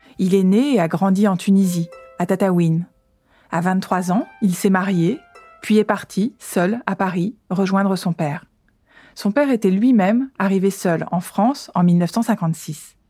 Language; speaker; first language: French; native; French